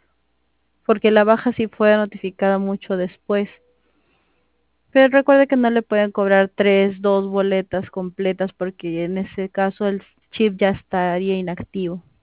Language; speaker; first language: Spanish; native; Spanish